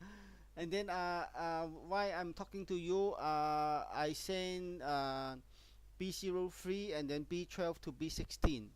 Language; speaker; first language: English; non-native, local second language; Cantonese